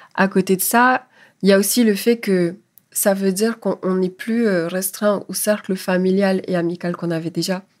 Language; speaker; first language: French; native; French